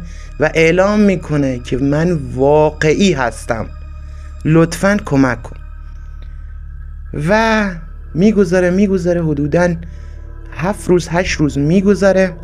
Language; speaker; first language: Persian; native; Persian